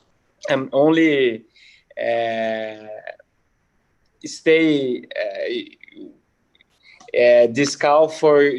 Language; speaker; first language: English; non-native, learner; Portuguese